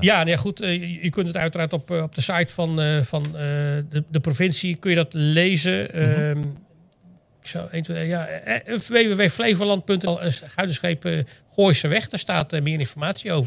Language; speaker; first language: Dutch; native; Dutch